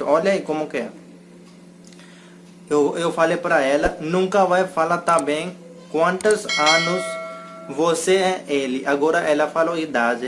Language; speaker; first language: Portuguese; non-native, learner; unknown